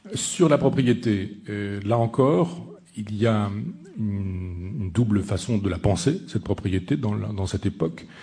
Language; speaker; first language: French; native; French